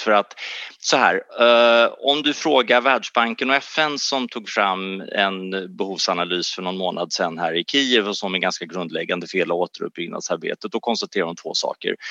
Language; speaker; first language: Swedish; native; Swedish